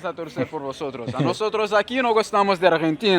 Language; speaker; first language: Spanish; non-native, learner; Kabuverdianu